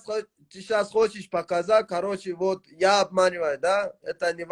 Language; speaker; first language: Russian; non-native, learner; Tajik